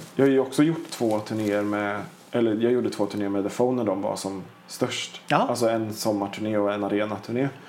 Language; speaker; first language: Swedish; native; Swedish